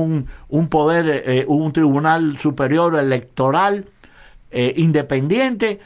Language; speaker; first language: Spanish; native; Spanish